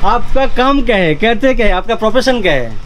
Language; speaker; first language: Hindi; non-native, local second language; Bangla